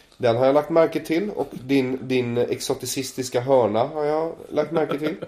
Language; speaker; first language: Swedish; native; Swedish